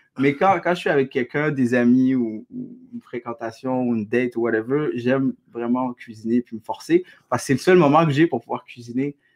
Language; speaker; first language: French; early bilingual, other home language; Arabic